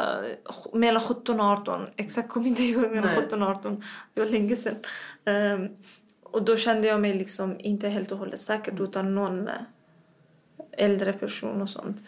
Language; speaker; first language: Swedish; non-native, fluent; Persian